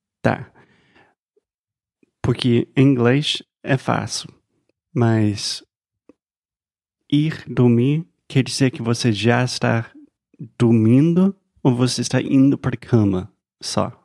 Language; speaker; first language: Portuguese; non-native, fluent; English